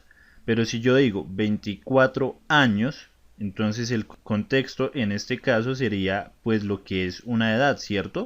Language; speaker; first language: Spanish; native; Spanish